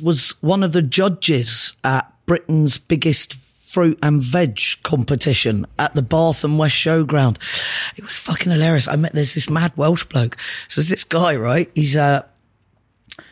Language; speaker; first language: English; native; English